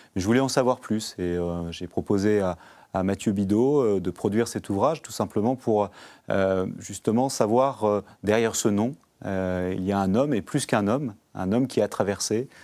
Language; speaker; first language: French; native; French